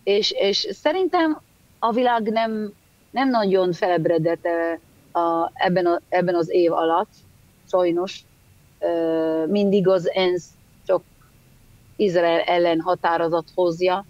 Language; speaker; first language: Hungarian; early bilingual, heritage; Hebrew